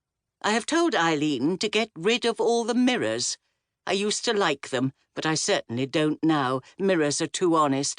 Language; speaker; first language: English; native; English